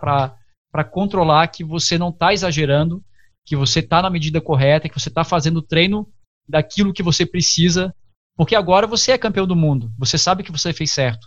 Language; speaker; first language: Portuguese; native; Portuguese